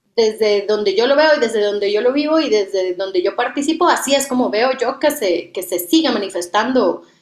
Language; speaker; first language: Spanish; native; Spanish